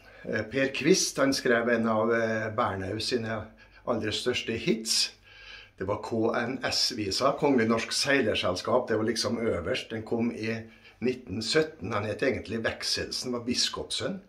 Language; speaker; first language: Norwegian; native; Norwegian